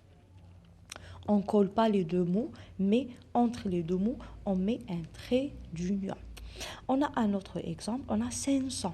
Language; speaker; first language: French; non-native, local second language; Arabic